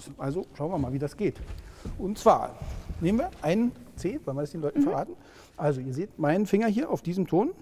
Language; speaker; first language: German; native; German